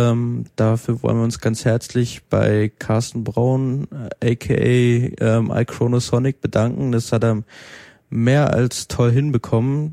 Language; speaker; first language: German; native; German